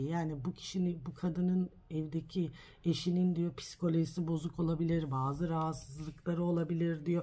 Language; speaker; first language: Turkish; early bilingual, heritage; Turkish